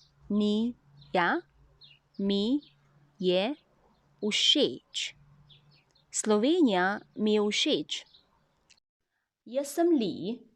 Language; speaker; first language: Slovenian; non-native, learner; Chinese